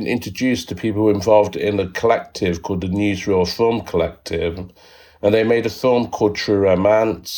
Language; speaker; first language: English; native; English